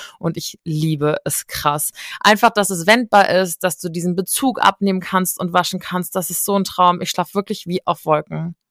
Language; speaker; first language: German; native; German